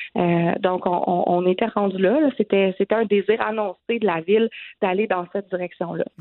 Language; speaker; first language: French; native; French